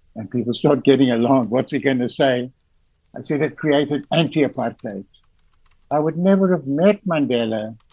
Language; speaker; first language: English; native; English